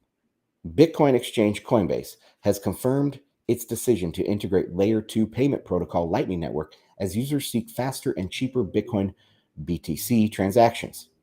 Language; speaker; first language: English; native; English